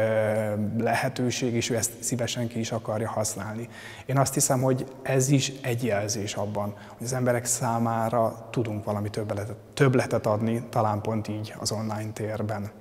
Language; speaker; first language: Hungarian; native; Hungarian